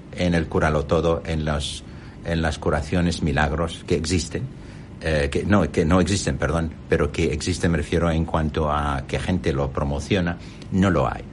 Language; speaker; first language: Spanish; non-native, fluent; Arabic